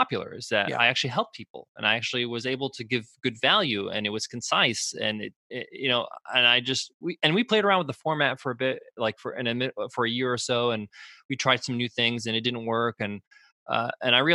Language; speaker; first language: English; native; English